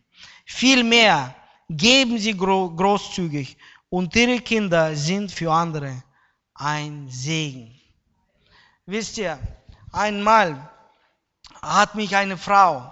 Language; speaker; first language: German; non-native, fluent; Russian